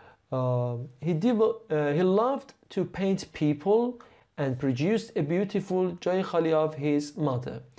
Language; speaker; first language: English; non-native, fluent; Persian